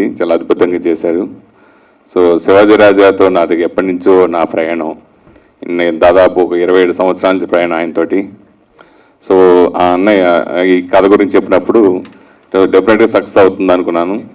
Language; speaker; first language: Telugu; native; Telugu